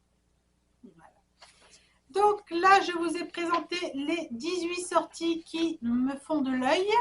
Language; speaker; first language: French; native; French